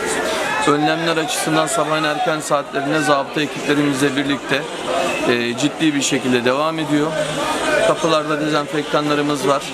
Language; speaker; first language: Turkish; native; Turkish